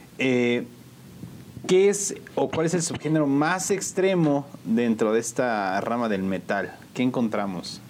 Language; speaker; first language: Spanish; native; Spanish